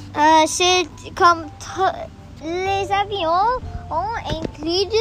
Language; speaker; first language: French; non-native, learner; English